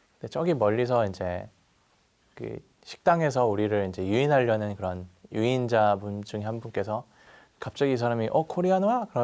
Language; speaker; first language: Korean; native; Korean